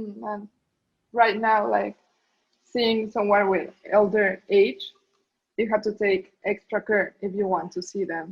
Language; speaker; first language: English; non-native, learner; Spanish